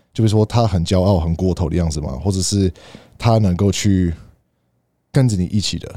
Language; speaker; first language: Chinese; early bilingual, heritage; Chinese